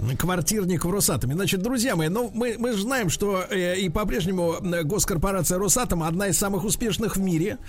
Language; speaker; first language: Russian; native; Russian